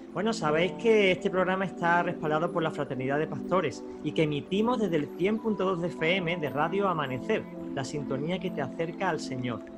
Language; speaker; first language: Spanish; native; Spanish